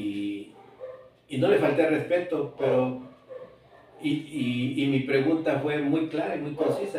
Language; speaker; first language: Spanish; native; Spanish